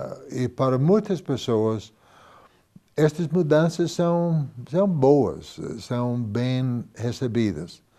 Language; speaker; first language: Portuguese; non-native, fluent; English